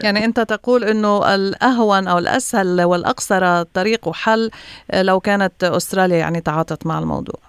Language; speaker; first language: Arabic; native; Arabic